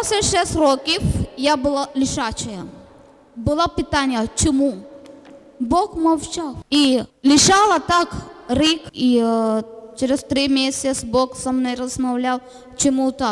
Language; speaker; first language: Ukrainian; non-native, learner; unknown